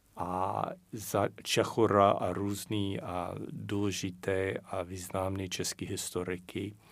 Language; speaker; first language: Czech; non-native, fluent; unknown